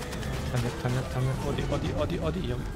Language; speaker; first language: Korean; non-native, learner; German